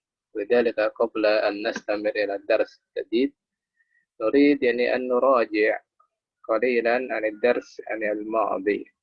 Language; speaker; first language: Arabic; non-native, fluent; Indonesian